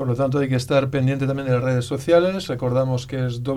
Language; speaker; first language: Spanish; native; Spanish